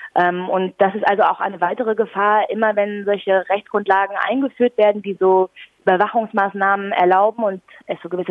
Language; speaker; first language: German; native; German